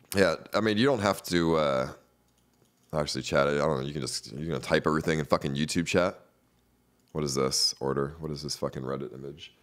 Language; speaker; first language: English; native; English